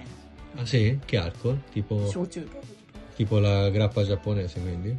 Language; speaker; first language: Italian; native; Italian